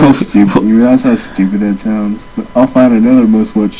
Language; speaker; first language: English; native; English